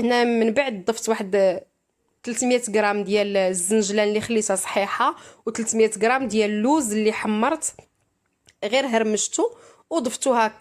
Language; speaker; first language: Arabic; native; Arabic